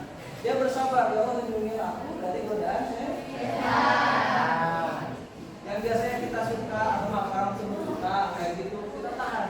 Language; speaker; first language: Indonesian; native; Indonesian